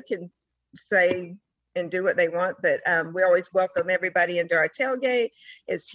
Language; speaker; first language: English; native; English